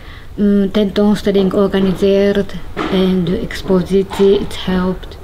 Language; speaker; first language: Dutch; non-native, learner; Japanese